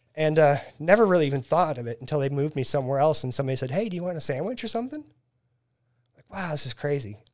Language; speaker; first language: English; native; English